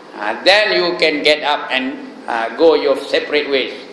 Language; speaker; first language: English; non-native, local second language; Malay